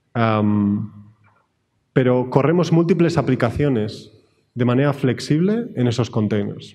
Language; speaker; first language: Spanish; native; Spanish